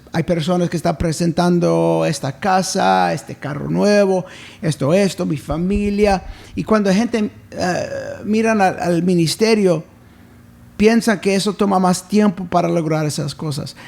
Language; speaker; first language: Spanish; early bilingual, heritage; English